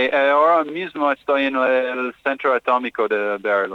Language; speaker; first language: Spanish; non-native, learner; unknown